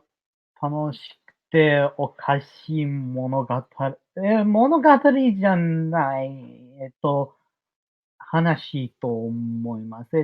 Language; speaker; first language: Japanese; non-native, learner; English